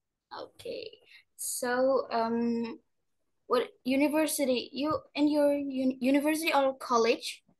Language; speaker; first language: English; non-native, learner; Indonesian